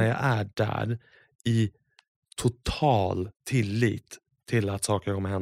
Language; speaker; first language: Swedish; native; Swedish